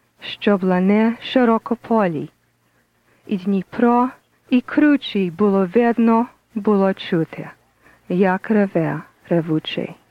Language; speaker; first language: Ukrainian; early bilingual, heritage; English